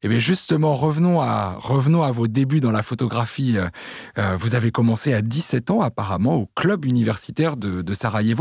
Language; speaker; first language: French; native; French